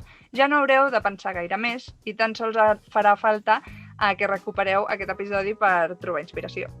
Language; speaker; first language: Catalan; native; Catalan